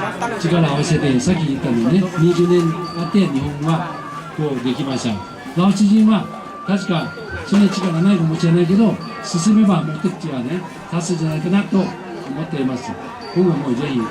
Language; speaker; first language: Japanese; non-native, fluent; Lao